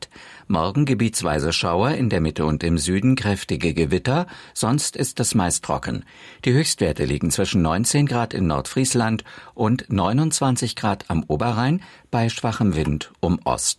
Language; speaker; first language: German; native; German